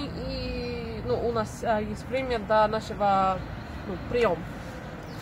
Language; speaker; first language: Russian; non-native, fluent; English